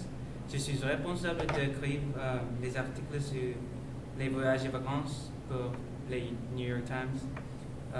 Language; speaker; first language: French; non-native, learner; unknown